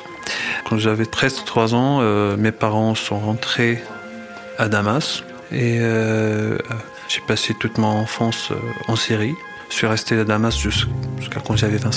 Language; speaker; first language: French; non-native, fluent; Arabic